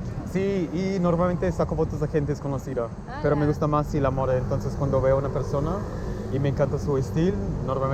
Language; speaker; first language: Spanish; non-native, fluent; English